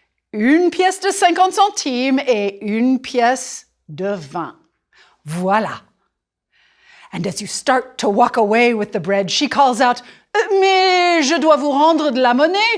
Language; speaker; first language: French; non-native, fluent; English